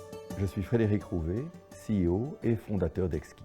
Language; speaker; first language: French; native; French